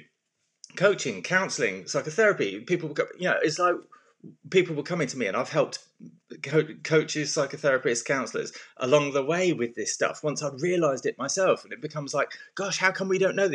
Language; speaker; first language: English; native; English